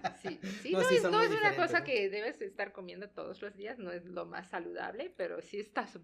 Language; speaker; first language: Spanish; non-native, fluent; Tamil